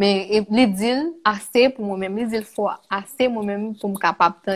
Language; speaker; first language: French; non-native, local second language; Haitian Creole